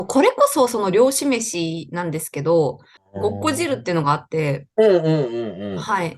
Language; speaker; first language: Japanese; native; Japanese